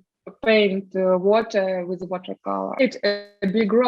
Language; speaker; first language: English; non-native, learner; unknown